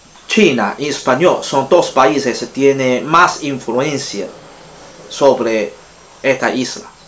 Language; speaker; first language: Spanish; non-native, fluent; Chinese